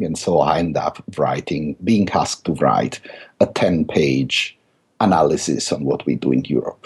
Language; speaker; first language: English; non-native, fluent; Italian